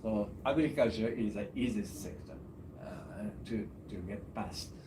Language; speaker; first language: English; non-native, fluent; Japanese